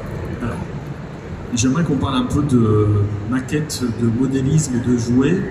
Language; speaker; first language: French; native; French